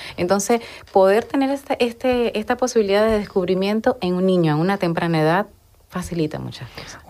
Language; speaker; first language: Spanish; native; Spanish